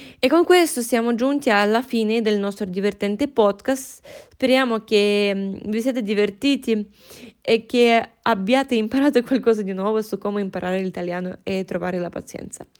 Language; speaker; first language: Italian; non-native, fluent; Russian